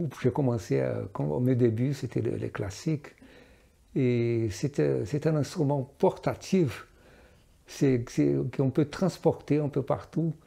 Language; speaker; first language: French; non-native, fluent; Portuguese